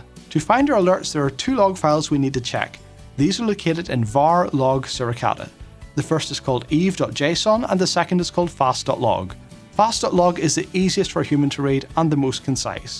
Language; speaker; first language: English; native; English